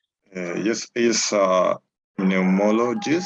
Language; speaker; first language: English; non-native, learner; Spanish